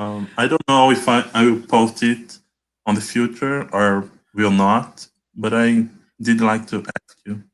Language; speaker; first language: English; non-native, learner; Portuguese